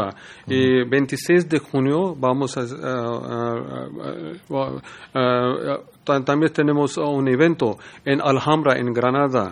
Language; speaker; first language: Spanish; non-native, learner; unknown